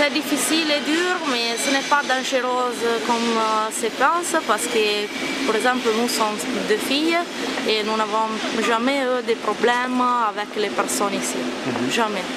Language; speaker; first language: French; non-native, learner; Italian